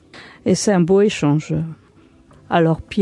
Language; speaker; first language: French; non-native, fluent; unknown